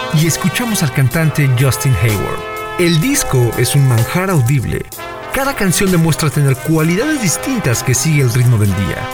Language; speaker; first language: Spanish; native; Spanish